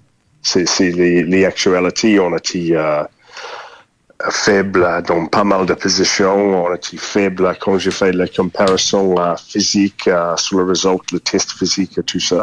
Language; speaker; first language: French; non-native, fluent; English